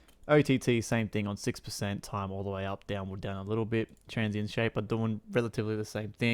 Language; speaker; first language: English; native; English